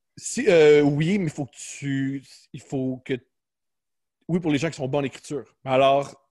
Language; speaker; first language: French; native; French